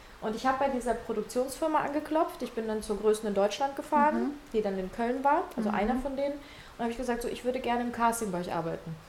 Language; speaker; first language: German; early bilingual, other home language; Russian